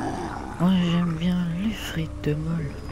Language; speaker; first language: French; native; French